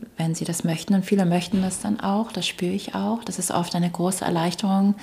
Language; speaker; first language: German; early bilingual, other home language; English